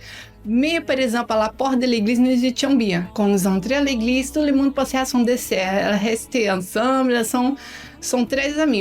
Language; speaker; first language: French; non-native, learner; Portuguese